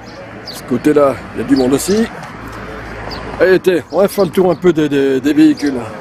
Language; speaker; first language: French; native; French